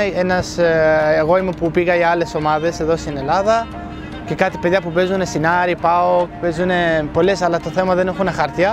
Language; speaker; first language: Greek; non-native, fluent; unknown